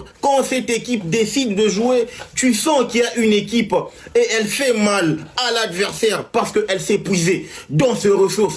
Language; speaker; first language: French; non-native, local second language; Lingala